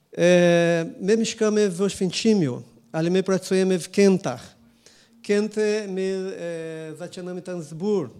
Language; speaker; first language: Polish; non-native, learner; Portuguese